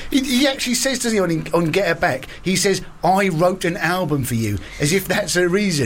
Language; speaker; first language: English; native; English